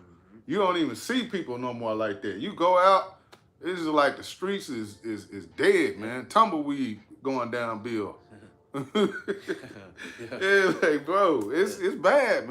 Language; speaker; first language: English; native; English